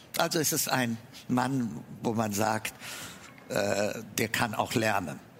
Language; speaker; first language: German; non-native, fluent; Amharic